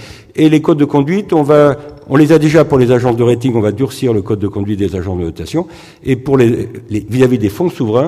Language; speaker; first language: French; native; French